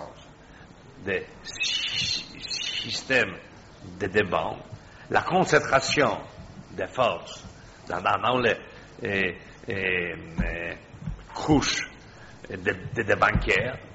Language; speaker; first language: French; non-native, fluent; Polish